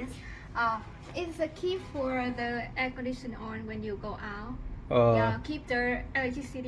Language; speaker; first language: English; non-native, learner; Vietnamese